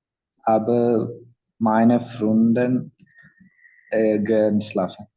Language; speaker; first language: German; non-native, learner; Malayalam